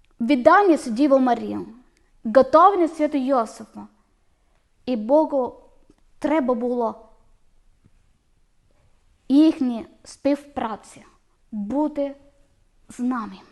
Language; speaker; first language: Ukrainian; non-native, learner; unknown